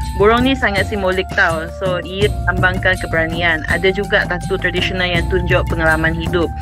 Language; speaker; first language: Malay; non-native, local second language; Iban